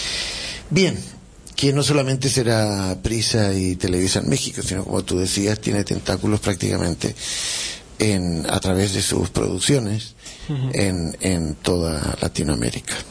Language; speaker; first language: Spanish; native; Spanish